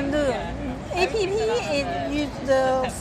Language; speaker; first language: English; non-native, learner; Chinese